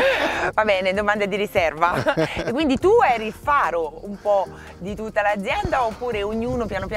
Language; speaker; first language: Italian; native; Italian